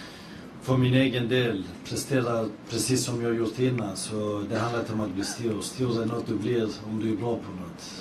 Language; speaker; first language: Swedish; early bilingual, other home language; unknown